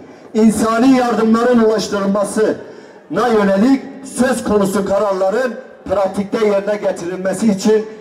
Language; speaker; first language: Turkish; native; Turkish